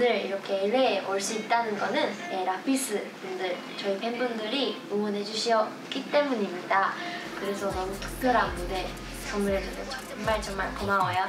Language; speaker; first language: Korean; non-native, fluent; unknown